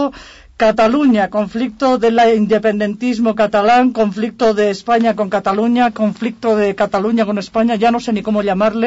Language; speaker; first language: Spanish; native; Spanish